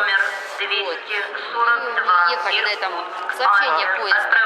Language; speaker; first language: Russian; native; Russian